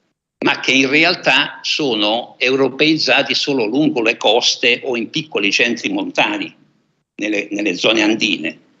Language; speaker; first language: Italian; native; Italian